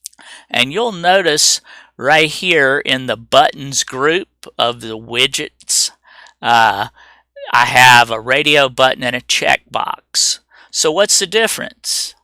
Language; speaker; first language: English; native; English